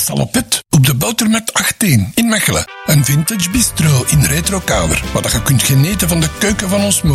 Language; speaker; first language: Dutch; native; Dutch